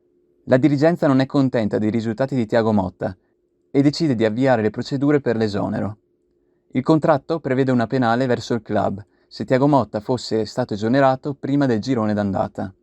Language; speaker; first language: Italian; native; Italian